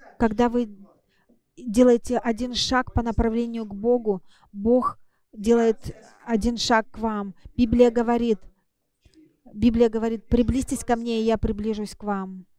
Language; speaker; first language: Russian; non-native, fluent; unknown